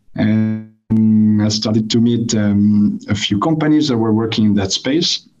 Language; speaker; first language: English; non-native, fluent; French